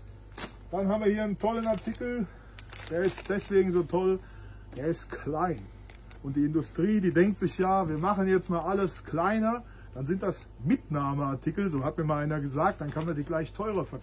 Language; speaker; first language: German; native; German